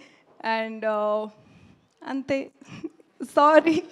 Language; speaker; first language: Telugu; non-native, learner; Tamil